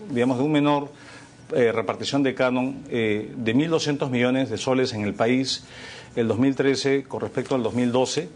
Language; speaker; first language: Spanish; native; Spanish